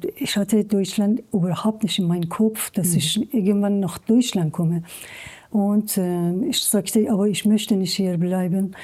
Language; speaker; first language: German; non-native, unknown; Persian